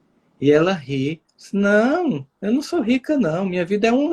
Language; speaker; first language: Portuguese; native; Portuguese